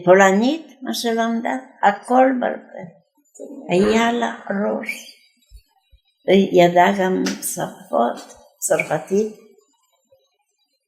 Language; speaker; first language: Hebrew; non-native, fluent; Yiddish